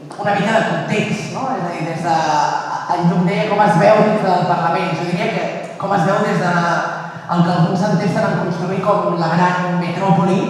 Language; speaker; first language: Catalan; native; Catalan